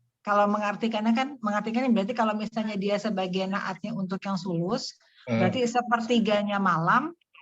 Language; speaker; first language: Indonesian; native; Indonesian